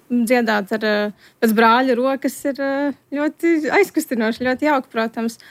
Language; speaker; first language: Latvian; native; Latvian